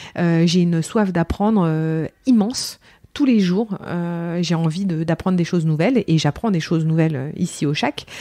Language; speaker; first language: French; native; French